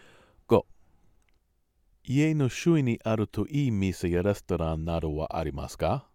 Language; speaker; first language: Japanese; non-native, learner; English